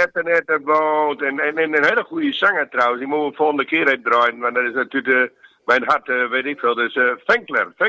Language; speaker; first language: Dutch; native; Dutch